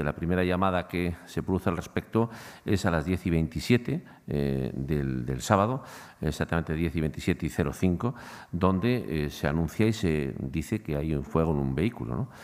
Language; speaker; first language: Spanish; native; Spanish